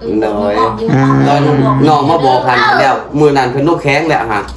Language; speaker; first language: Thai; non-native, local second language; Lao